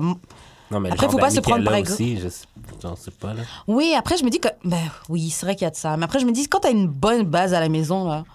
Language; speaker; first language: French; native; French